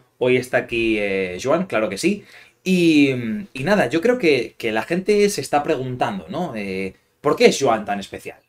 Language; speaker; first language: Spanish; native; Spanish